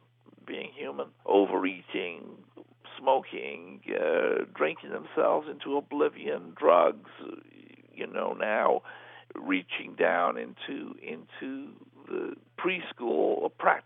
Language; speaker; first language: English; native; English